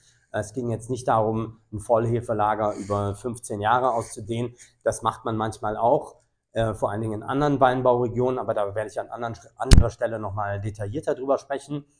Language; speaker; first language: German; native; German